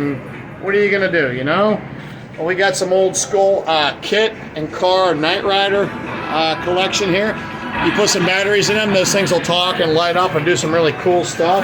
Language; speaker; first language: English; native; English